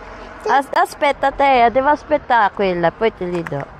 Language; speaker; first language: Italian; non-native, fluent; Filipino